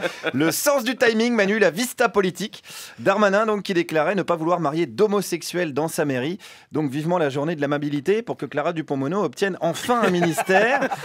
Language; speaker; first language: French; native; French